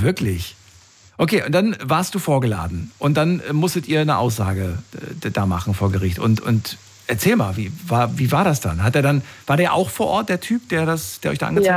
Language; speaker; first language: German; native; German